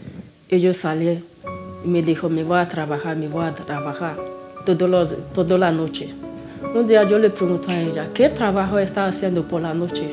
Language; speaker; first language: Spanish; non-native, learner; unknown